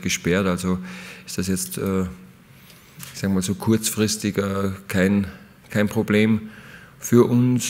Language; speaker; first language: German; native; German